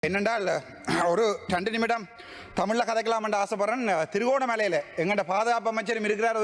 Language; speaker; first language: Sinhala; non-native, local second language; Tamil